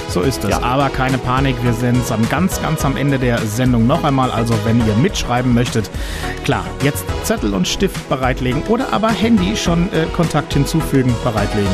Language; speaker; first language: German; native; German